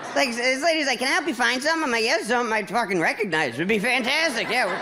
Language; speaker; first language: English; native; English